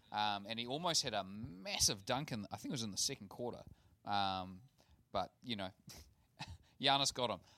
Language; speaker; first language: English; native; English